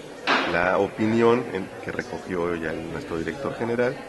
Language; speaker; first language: Spanish; native; Spanish